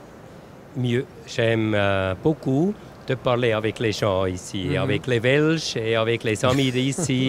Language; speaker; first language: French; non-native, local second language; German